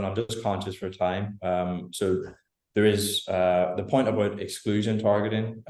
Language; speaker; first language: English; native; English